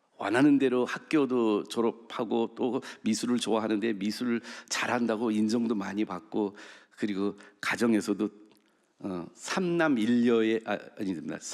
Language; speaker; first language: Korean; early bilingual, heritage; Korean